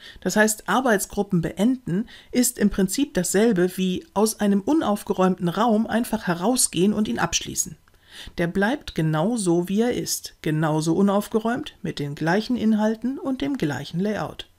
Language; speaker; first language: German; native; German